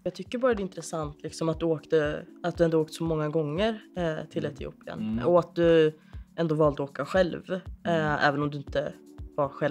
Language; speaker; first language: Swedish; native; Swedish